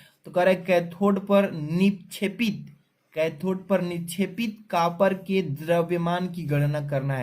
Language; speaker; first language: Hindi; native; Hindi